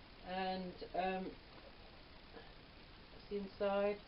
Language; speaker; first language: English; native; English